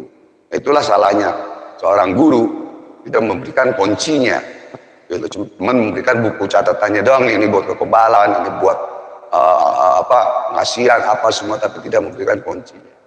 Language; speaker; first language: Indonesian; native; Indonesian